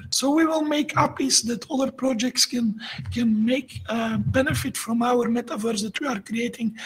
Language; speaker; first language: English; non-native, fluent; Dutch